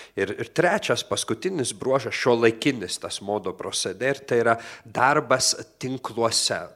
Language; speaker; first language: Lithuanian; native; Lithuanian